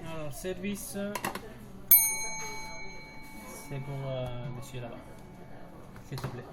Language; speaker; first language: French; non-native, fluent; Italian